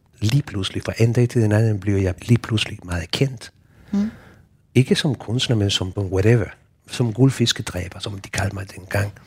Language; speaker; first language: Danish; non-native, fluent; Spanish